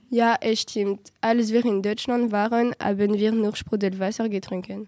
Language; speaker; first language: German; non-native, learner; French